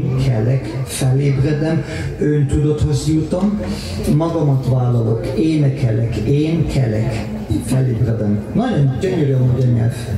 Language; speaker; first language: Hungarian; non-native, fluent; German